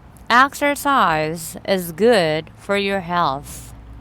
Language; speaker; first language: English; non-native, fluent; Korean